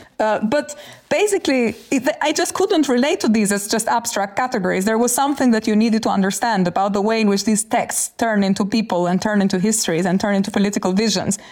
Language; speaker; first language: English; non-native, fluent; Albanian